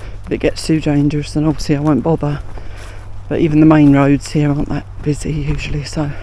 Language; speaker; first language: English; native; English